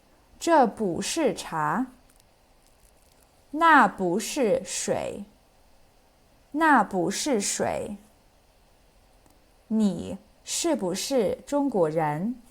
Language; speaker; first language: Chinese; non-native, fluent; English